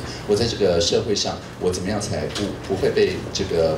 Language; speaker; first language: Chinese; native; Chinese